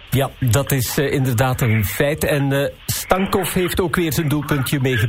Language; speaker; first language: Dutch; native; Dutch